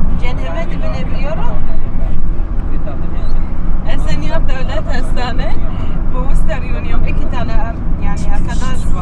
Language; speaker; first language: Turkish; non-native, learner; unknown